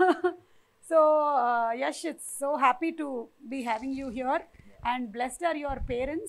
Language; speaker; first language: Telugu; native; Telugu